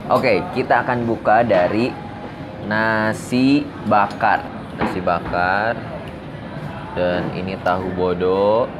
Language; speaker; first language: Indonesian; native; Indonesian